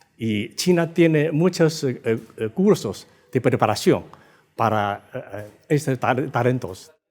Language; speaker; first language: Spanish; non-native, fluent; Chinese